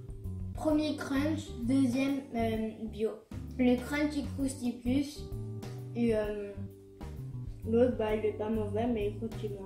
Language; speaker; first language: French; native; French